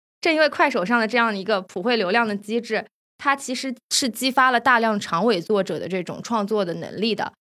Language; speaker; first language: Chinese; native; Chinese